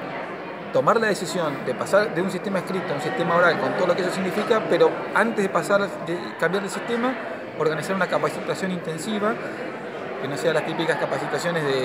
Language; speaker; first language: Spanish; native; Spanish